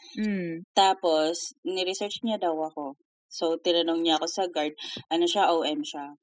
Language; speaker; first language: Filipino; native; Filipino